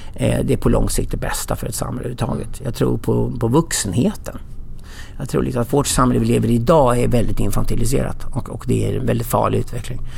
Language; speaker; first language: Swedish; native; Swedish